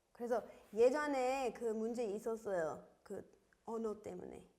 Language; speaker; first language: Korean; non-native, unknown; English